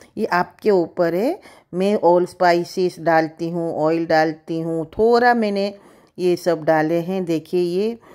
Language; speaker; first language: Hindi; native; Hindi